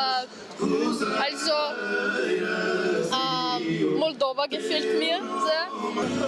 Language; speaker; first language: German; non-native, learner; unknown